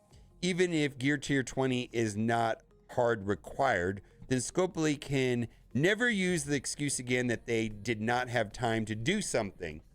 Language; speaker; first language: English; native; English